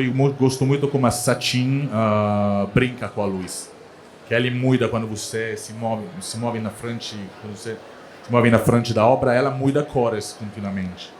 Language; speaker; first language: Portuguese; non-native, learner; Italian